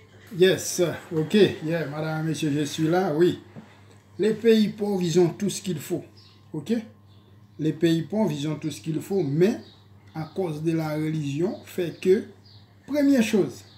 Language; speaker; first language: French; non-native, local second language; Haitian Creole